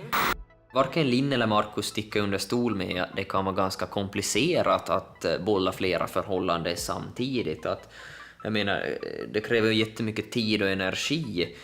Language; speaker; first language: Swedish; native; Swedish